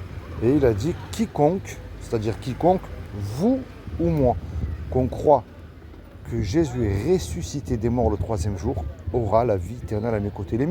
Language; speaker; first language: French; native; French